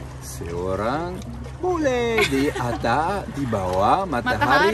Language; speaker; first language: Indonesian; non-native, fluent; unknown